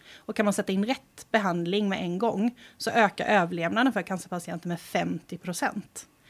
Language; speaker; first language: Swedish; native; Swedish